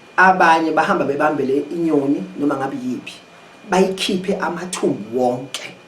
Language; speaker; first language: Zulu; native; Zulu